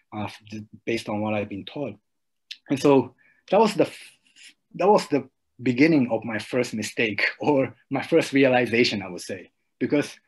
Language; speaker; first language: English; early bilingual, other home language; Japanese